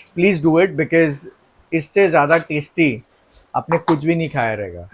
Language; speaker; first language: Hindi; non-native, local second language; Marathi